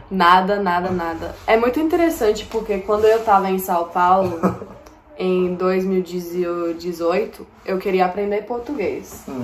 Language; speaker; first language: Portuguese; non-native, fluent; English